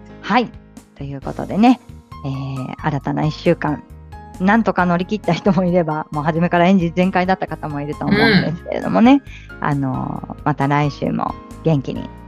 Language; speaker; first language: Japanese; native; Japanese